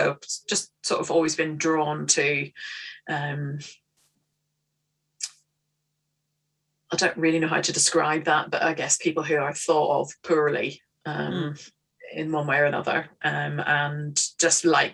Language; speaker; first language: English; native; English